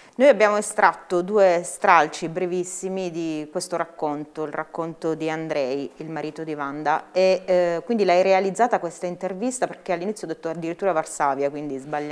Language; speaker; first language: Italian; native; Italian